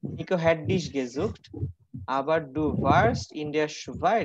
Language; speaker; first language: German; non-native, learner; Bangla